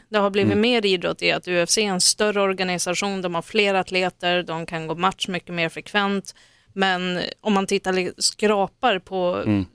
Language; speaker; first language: Swedish; native; Swedish